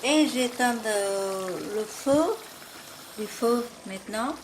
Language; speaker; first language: French; non-native, learner; Vietnamese